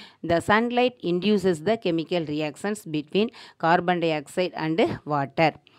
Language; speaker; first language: English; non-native, local second language; Tamil